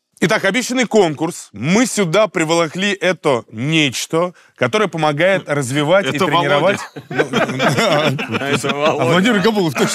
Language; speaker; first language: Russian; native; Russian